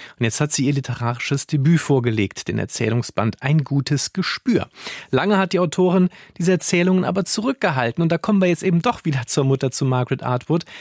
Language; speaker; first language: German; native; German